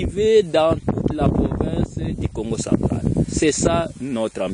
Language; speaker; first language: French; non-native, local second language; Kongo